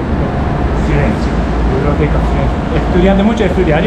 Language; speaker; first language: Spanish; non-native, learner; Japanese